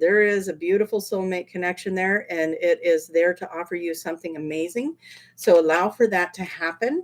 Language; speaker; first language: English; native; English